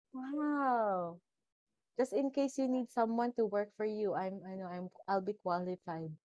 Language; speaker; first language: English; non-native, local second language; Filipino